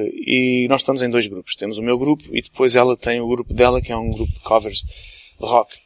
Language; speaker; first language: Portuguese; early bilingual, other home language; English